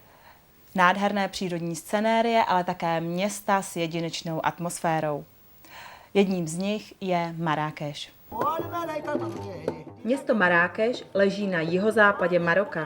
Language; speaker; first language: Czech; native; Czech